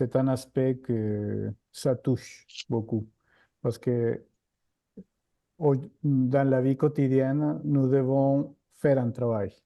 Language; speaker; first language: French; non-native, fluent; Spanish